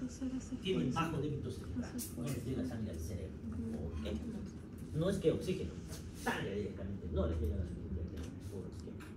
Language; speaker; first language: Spanish; native; Spanish